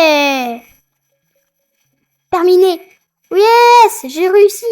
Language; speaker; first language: French; native; French